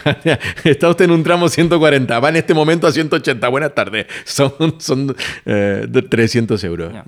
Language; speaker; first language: Spanish; native; Spanish